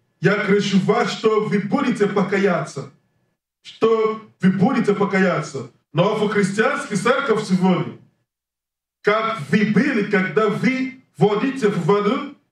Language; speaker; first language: Russian; non-native, learner; English